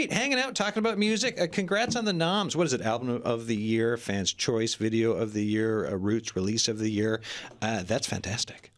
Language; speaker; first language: English; native; English